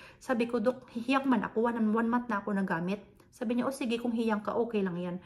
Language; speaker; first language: Filipino; non-native, local second language; Hiligaynon